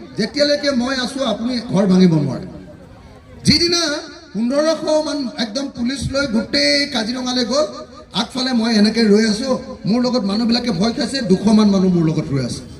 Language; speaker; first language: Assamese; native; Assamese